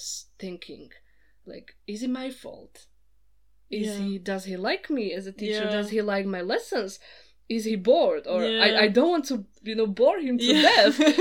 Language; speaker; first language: English; non-native, fluent; Slovak